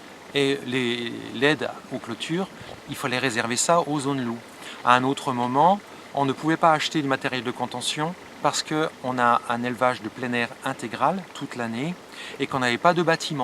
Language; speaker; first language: French; native; French